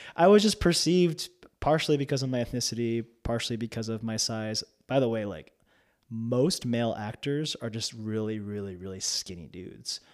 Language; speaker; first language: English; early bilingual, other home language; Japanese